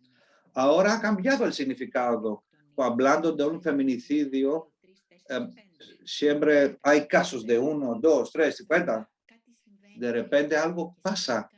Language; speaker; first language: Spanish; non-native, fluent; Greek